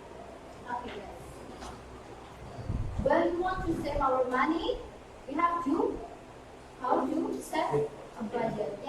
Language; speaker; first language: English; non-native, learner; Indonesian